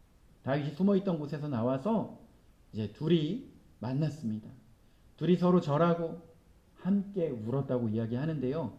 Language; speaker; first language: Korean; native; Korean